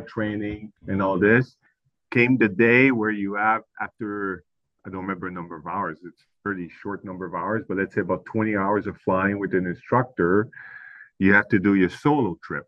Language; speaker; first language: English; non-native, fluent; French